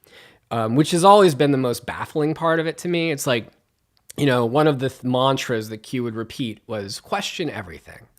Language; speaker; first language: English; native; English